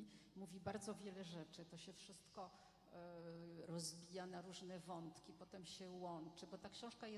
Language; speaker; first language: Polish; non-native, fluent; French